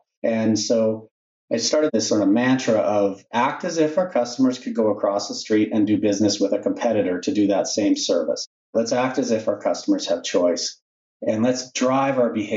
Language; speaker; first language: English; native; English